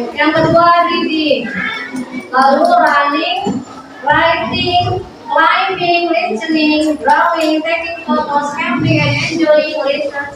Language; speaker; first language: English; non-native, learner; Indonesian